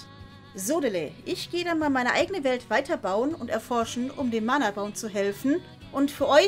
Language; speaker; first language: German; native; German